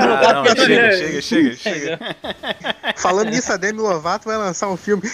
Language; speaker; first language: Portuguese; native; Portuguese